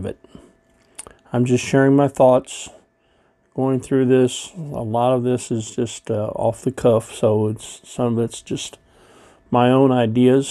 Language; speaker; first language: English; native; English